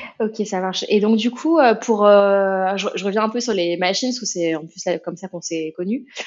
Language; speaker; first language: French; native; French